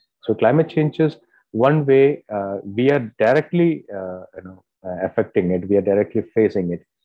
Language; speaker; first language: English; non-native, local second language; Malayalam